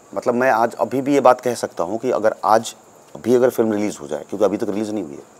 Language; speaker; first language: Hindi; native; Hindi